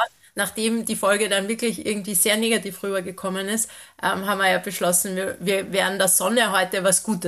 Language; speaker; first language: German; native; German